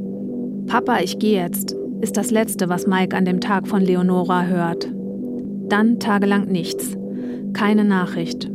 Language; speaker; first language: German; native; German